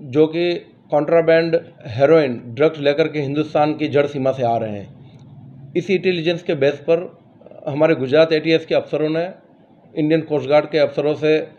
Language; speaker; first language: Hindi; non-native, local second language; Gujarati